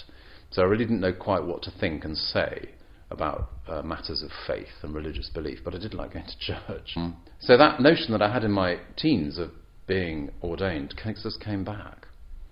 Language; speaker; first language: English; native; English